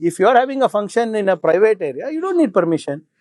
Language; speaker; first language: English; non-native, local second language; Kannada